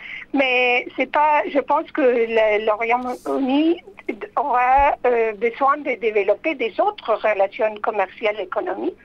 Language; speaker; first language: French; non-native, fluent; Spanish